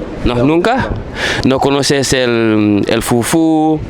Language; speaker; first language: Spanish; non-native, fluent; Fula